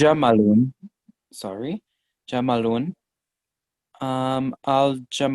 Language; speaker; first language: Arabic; non-native, learner; English